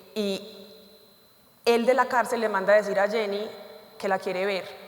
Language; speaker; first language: Spanish; native; Spanish